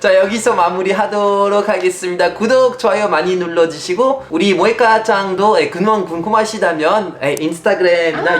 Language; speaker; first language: Korean; non-native, fluent; French